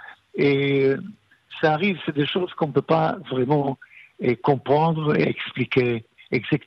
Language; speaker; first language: French; non-native, fluent; Hebrew